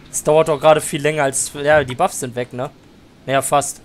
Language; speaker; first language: German; native; German